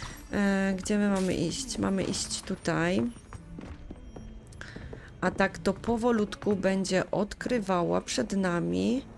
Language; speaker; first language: Polish; native; Polish